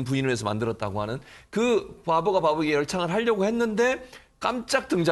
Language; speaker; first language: Korean; native; Korean